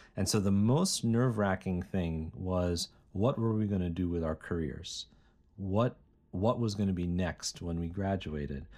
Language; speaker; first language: English; native; English